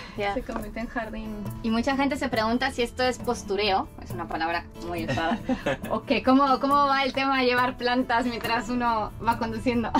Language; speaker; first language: Spanish; native; Spanish